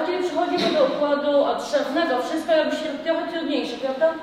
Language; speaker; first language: Polish; native; Polish